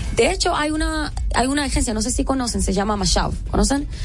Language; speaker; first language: Spanish; non-native, fluent; Hebrew